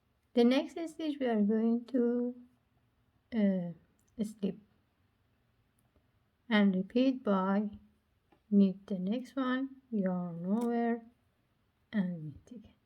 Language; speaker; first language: English; non-native, learner; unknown